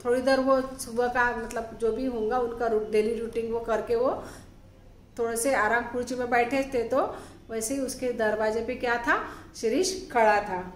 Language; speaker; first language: Hindi; non-native, local second language; Marathi